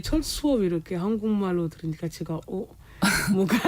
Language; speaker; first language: Korean; non-native, fluent; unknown